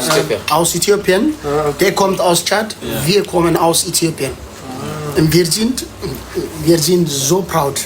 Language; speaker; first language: German; non-native, learner; Amharic